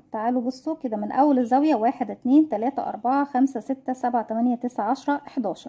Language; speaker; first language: Arabic; native; Arabic